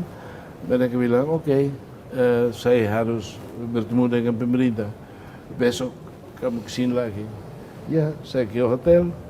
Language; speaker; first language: Indonesian; non-native, fluent; Tetum